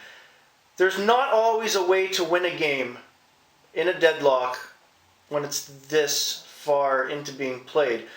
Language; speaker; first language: English; native; English